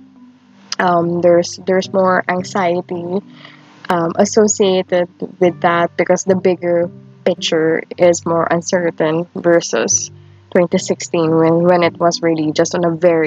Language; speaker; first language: English; non-native, local second language; Filipino